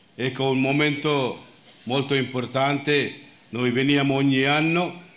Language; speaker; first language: Italian; non-native, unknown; Sinhala